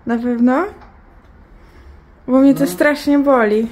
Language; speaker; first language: Polish; native; Polish